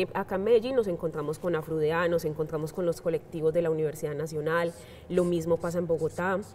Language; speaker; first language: Spanish; native; Spanish